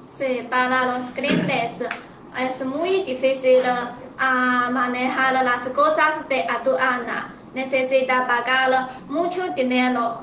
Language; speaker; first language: Spanish; non-native, learner; Chinese